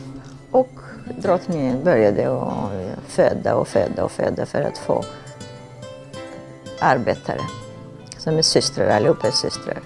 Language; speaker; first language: Swedish; non-native, fluent; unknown